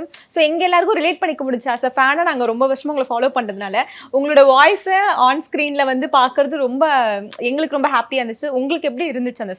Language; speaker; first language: Tamil; native; Tamil